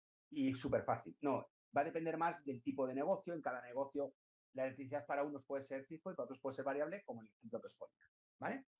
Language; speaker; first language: Spanish; native; Spanish